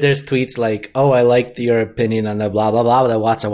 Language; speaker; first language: English; non-native, fluent; Russian